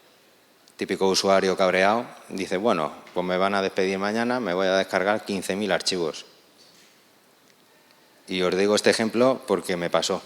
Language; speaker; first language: Spanish; native; Spanish